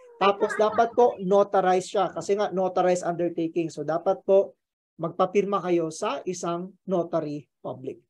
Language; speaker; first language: Filipino; native; Filipino